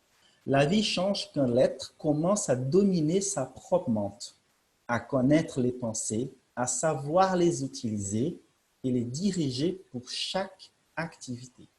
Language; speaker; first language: French; non-native, fluent; Portuguese